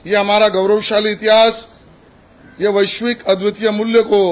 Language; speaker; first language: Hindi; non-native, local second language; Marathi